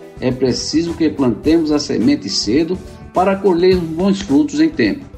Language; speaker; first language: Portuguese; native; Portuguese